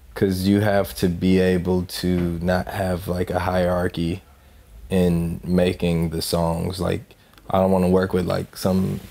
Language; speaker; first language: English; native; English